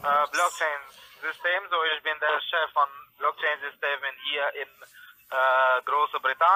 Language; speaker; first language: German; non-native, fluent; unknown